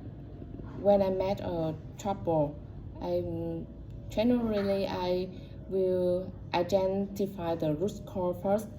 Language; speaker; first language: English; non-native, learner; Vietnamese